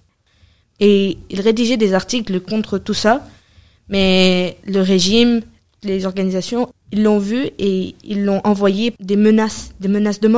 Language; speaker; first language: French; early bilingual, other home language; Arabic